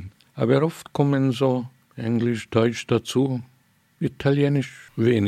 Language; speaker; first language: German; non-native, fluent; Hungarian